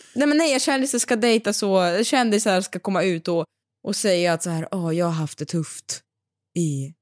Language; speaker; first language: Swedish; early bilingual, other home language; Russian